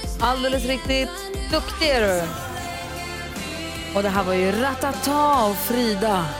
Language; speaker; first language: Swedish; native; Swedish